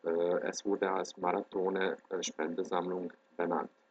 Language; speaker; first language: German; non-native, fluent; Hungarian